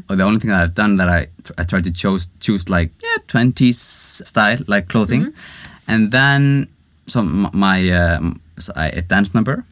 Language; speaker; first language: English; non-native, fluent; Icelandic